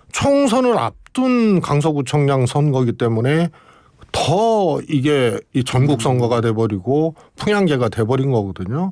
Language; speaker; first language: Korean; native; Korean